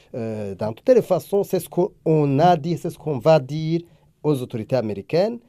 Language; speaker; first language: French; non-native, local second language; Rundi